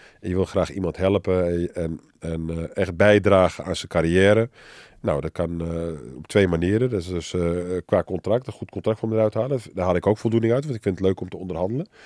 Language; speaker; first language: Dutch; early bilingual, other home language; Arabic